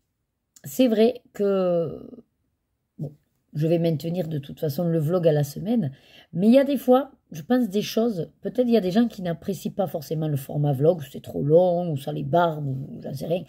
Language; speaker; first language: French; native; French